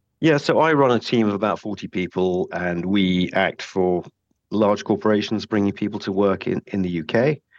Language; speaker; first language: English; native; English